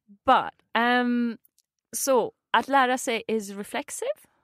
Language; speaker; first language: Swedish; native; Swedish